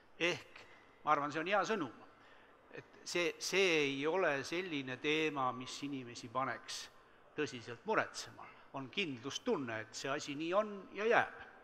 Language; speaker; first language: Estonian; native; Estonian